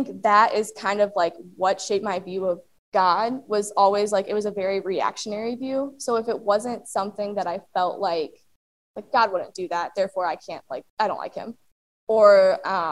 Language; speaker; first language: English; native; English